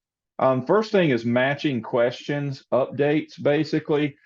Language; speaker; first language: English; native; English